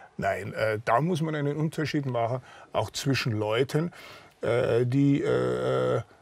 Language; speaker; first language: German; native; German